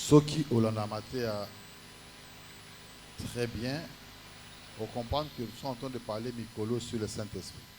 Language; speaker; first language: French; non-native, local second language; Lingala